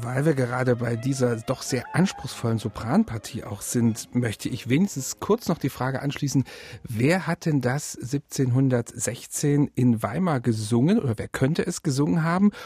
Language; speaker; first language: German; native; German